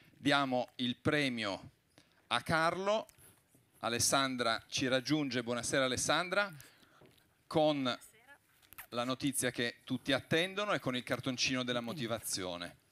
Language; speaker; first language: Italian; native; Italian